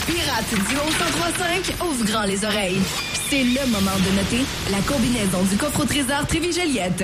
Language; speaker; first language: French; native; French